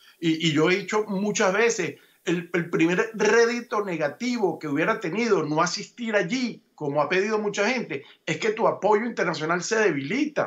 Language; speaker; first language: Spanish; native; Spanish